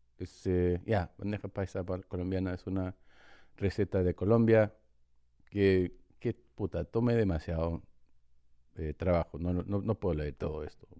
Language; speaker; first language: Spanish; early bilingual, heritage; Spanish